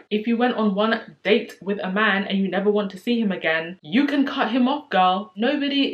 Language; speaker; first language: English; native; English